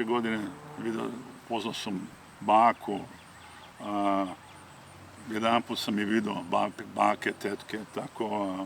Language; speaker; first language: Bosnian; early bilingual, heritage; Serbian